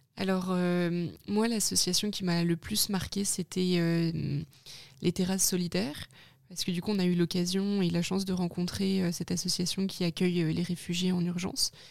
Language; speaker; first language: French; native; French